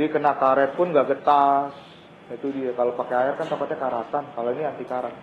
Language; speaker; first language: Malay; native; Malay